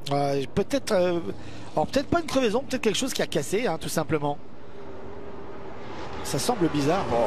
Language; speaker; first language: French; native; French